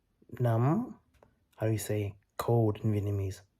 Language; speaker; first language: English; early bilingual, other home language; Vietnamese